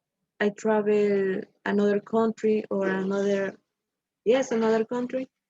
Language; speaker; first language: English; non-native, learner; Spanish